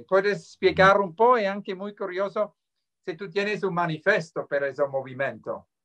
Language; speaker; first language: Spanish; non-native, fluent; Swiss German